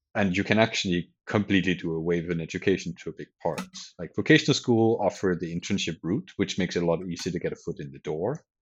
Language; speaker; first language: English; non-native, fluent; Danish